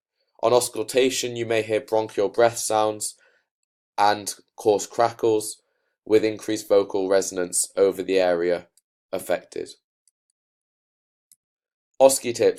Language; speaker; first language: English; native; English